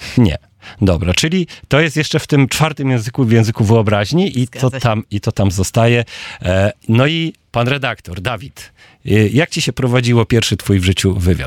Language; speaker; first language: Polish; native; Polish